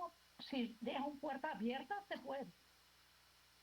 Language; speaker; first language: Spanish; non-native, local second language; Papiamento